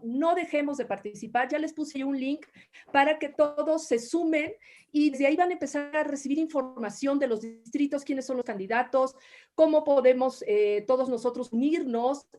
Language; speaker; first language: Spanish; native; Spanish